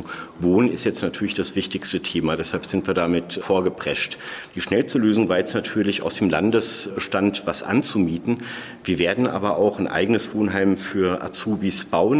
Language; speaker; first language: German; native; German